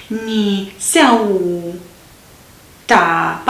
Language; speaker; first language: Chinese; non-native, learner; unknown